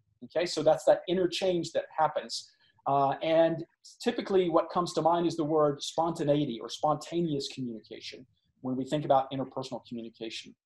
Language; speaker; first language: English; native; English